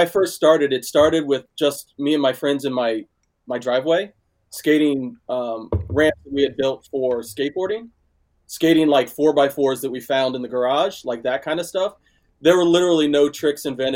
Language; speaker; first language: English; native; English